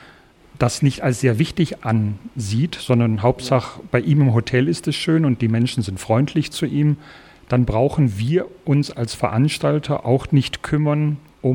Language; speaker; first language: German; native; German